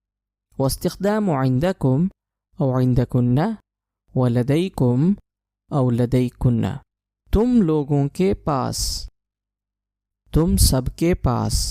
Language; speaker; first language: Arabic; non-native, fluent; Urdu